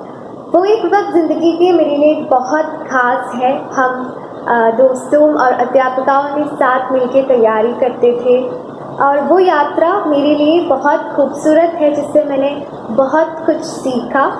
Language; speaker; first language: Hindi; non-native, local second language; Malayalam